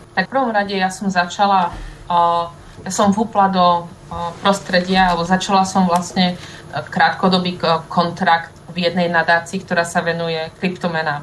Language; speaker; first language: Slovak; native; Slovak